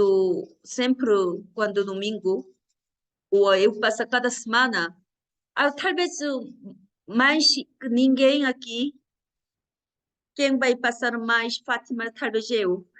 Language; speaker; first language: Portuguese; non-native, learner; Korean